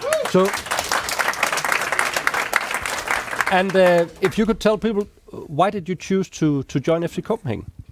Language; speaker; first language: English; non-native, fluent; Danish